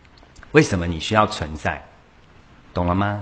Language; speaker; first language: Chinese; native; Chinese